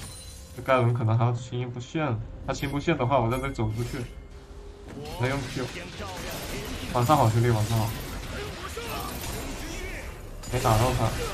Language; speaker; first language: Chinese; native; Chinese